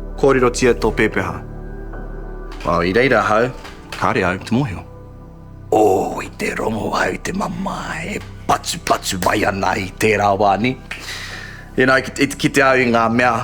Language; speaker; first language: Māori; non-native, local second language; English